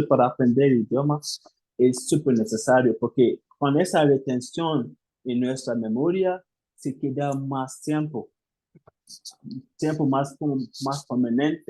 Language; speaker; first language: Spanish; non-native, fluent; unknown